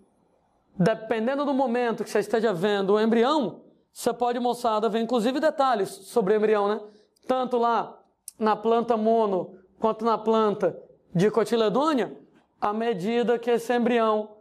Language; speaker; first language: Portuguese; native; Portuguese